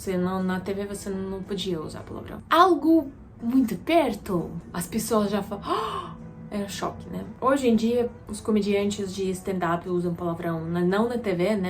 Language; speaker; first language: Portuguese; non-native, fluent; Russian